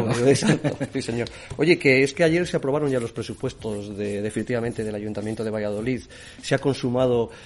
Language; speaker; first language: Spanish; native; Spanish